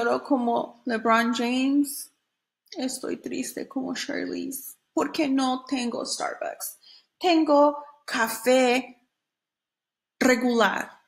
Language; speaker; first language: Spanish; non-native, fluent; English